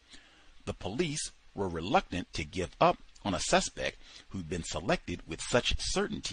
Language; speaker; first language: English; native; English